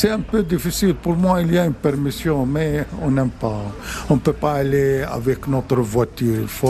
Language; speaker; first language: French; non-native, fluent; Arabic